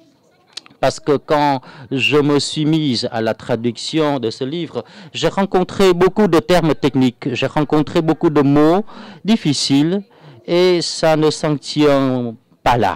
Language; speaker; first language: French; non-native, fluent; Vietnamese